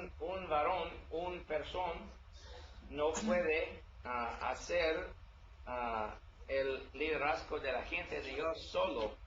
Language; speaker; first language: Spanish; non-native, learner; English